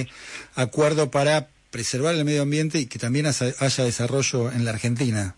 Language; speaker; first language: Spanish; native; Spanish